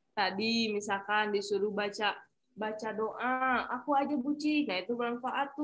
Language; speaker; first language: Indonesian; native; Indonesian